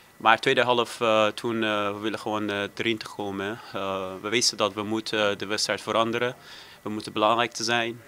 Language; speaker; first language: Dutch; non-native, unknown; Persian